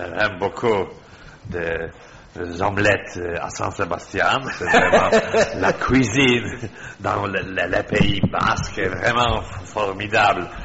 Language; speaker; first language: French; non-native, fluent; Polish